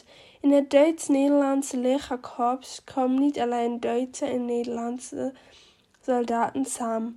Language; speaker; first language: Dutch; non-native, learner; German